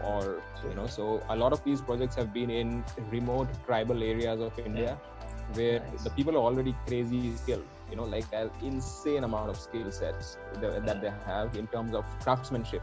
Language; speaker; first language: English; non-native, local second language; Gujarati